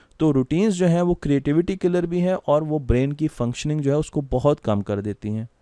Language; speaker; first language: Urdu; non-native, local second language; Punjabi